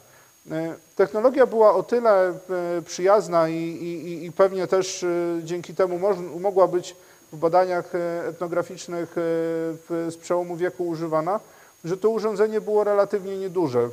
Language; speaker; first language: Polish; native; Polish